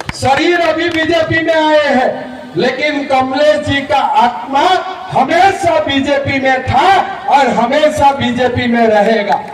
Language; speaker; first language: Hindi; non-native, local second language; Assamese